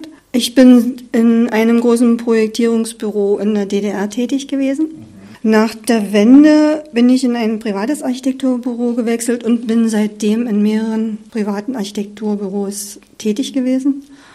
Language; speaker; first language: German; native; German